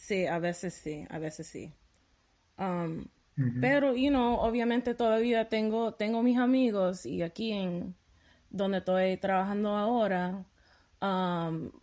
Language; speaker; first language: Spanish; early bilingual, heritage; Spanish